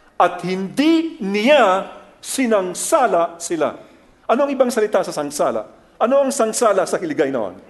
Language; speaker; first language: Filipino; native; Filipino